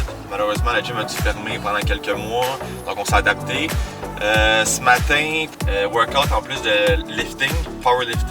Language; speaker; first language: French; native; French